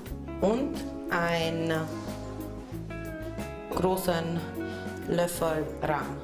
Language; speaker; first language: German; non-native, local second language; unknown